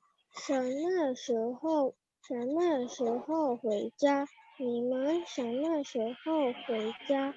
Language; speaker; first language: Chinese; non-native, learner; Indonesian